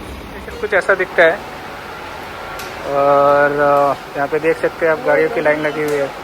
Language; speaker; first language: Hindi; native; Hindi